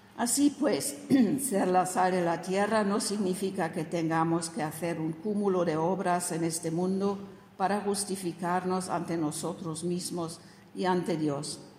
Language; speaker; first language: Spanish; non-native, fluent; German